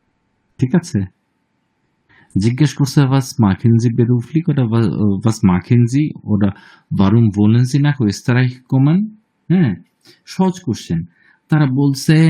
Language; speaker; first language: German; non-native, fluent; Bangla